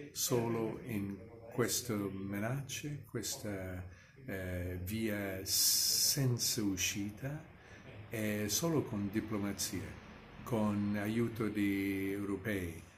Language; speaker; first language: Italian; non-native, fluent; English